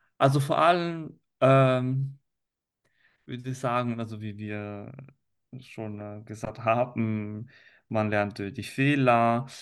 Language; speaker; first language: German; non-native, fluent; Italian